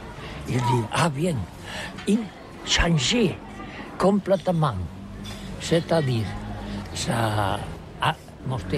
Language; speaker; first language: French; non-native, learner; Catalan